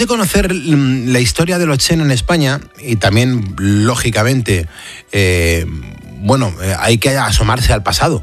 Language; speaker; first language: Spanish; native; Spanish